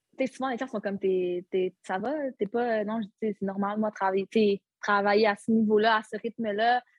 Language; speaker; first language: French; early bilingual, other home language; Arabic